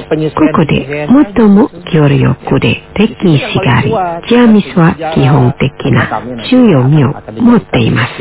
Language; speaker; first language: Japanese; non-native, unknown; Indonesian